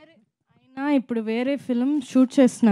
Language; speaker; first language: Telugu; non-native, fluent; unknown